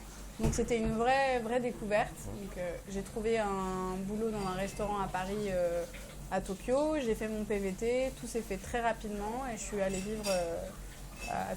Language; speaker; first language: French; early bilingual, other home language; Persian